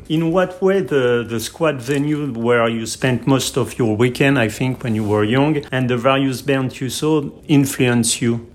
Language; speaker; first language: English; non-native, fluent; French